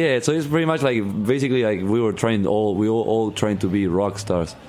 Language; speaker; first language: English; non-native, learner; Spanish